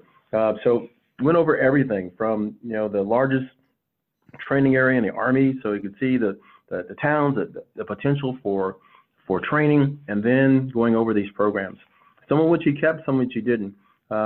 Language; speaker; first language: English; native; English